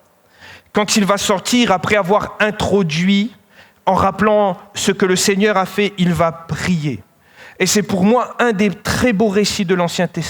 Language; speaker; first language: French; native; French